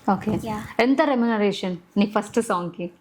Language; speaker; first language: Telugu; native; Telugu